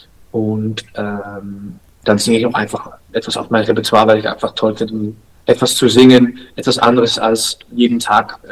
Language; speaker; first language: German; non-native, learner; Dutch